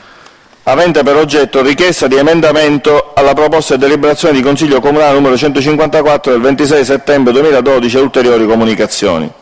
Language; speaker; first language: Italian; native; Italian